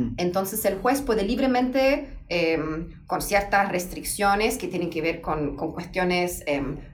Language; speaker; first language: Spanish; non-native, fluent; German